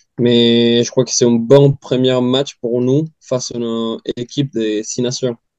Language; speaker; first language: French; non-native, fluent; Spanish